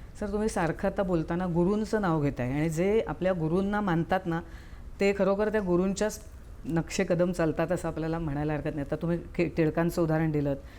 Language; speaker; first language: Marathi; native; Marathi